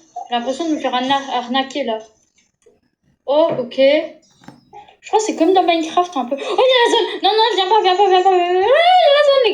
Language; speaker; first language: French; native; French